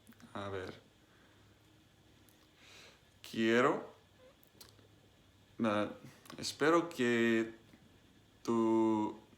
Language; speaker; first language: Spanish; non-native, learner; English